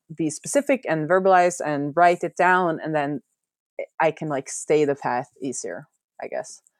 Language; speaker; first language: English; non-native, fluent; Norwegian